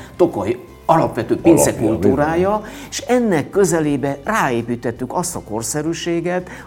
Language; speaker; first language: Hungarian; native; Hungarian